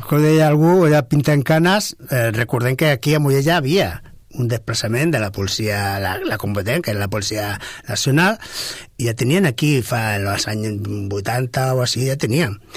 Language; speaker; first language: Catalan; non-native, local second language; Spanish